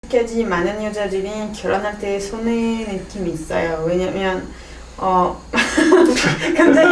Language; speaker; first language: Korean; non-native, learner; French